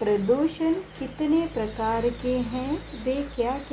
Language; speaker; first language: Hindi; non-native, fluent; Sinhala